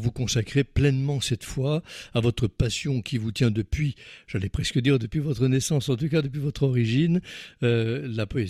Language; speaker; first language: French; native; French